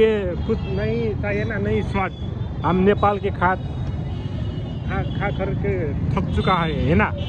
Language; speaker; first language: Hindi; non-native, learner; Nepali